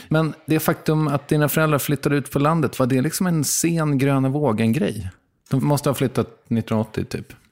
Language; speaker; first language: Swedish; native; Swedish